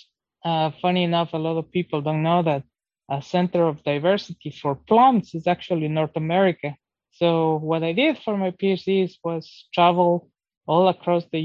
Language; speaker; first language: English; non-native, fluent; Spanish